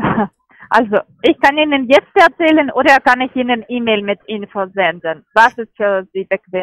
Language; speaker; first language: German; non-native, learner; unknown